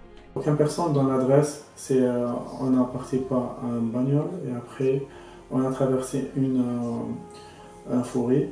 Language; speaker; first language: French; non-native, local second language; Arabic